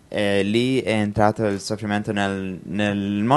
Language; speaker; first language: Italian; early bilingual, heritage; English